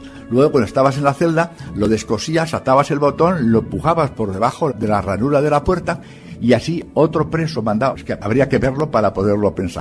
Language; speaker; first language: Spanish; native; Spanish